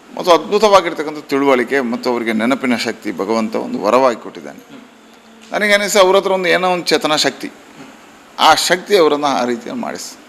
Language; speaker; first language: Kannada; non-native, local second language; Tulu